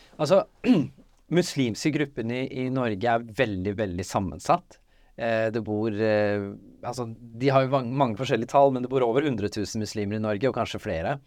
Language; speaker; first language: Norwegian; early bilingual, other home language; Urdu